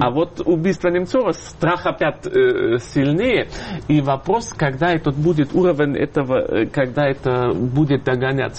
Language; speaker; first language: Russian; non-native, fluent; German